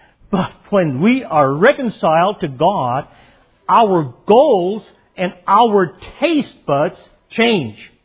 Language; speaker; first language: English; native; English